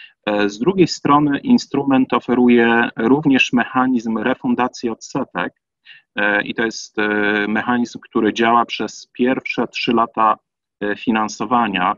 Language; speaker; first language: Polish; native; Polish